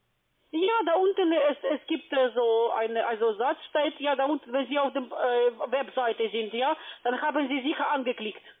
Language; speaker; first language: German; non-native, fluent; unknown